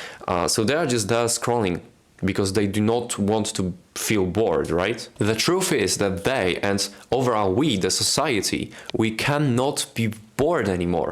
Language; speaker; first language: English; non-native, fluent; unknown